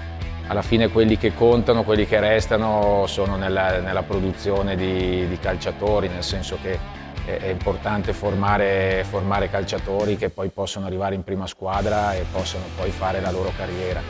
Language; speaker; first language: Italian; native; Italian